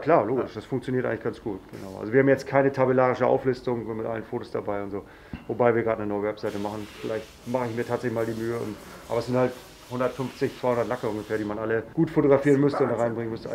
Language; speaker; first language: German; native; German